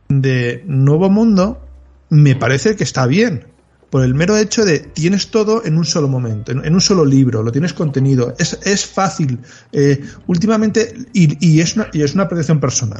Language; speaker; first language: Spanish; native; Spanish